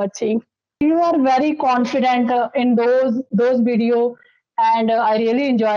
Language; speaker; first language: English; non-native, local second language; Dogri